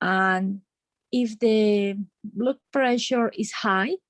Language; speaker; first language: English; non-native, learner; Spanish